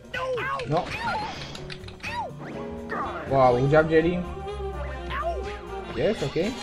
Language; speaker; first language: English; non-native, learner; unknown